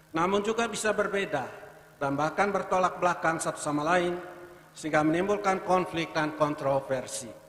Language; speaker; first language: Indonesian; non-native, local second language; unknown